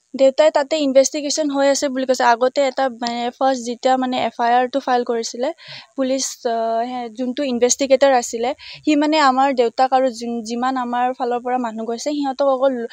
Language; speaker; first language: Assamese; non-native, local second language; Nepali